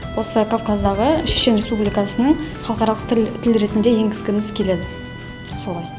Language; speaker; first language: Kazakh; non-native, local second language; Chechen